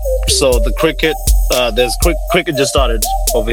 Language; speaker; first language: English; non-native, local second language; Shona